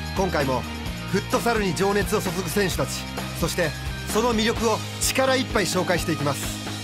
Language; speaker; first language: Japanese; native; Japanese